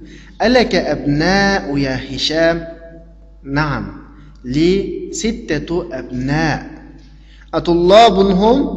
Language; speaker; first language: Arabic; non-native, fluent; Uyghur